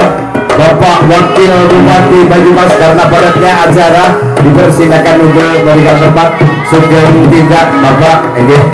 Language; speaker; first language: Indonesian; non-native, local second language; Javanese